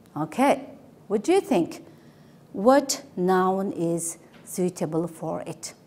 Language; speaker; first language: English; non-native, learner; Mongolian